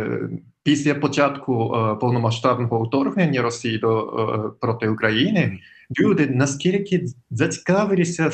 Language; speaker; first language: Ukrainian; non-native, fluent; Japanese